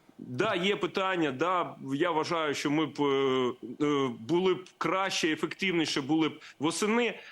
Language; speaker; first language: Ukrainian; native; Ukrainian